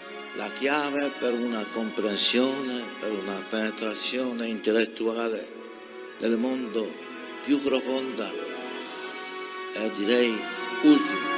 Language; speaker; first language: Italian; non-native, fluent; Polish